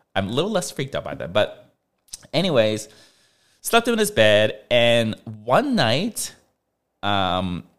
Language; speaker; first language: English; non-native, local second language; Cantonese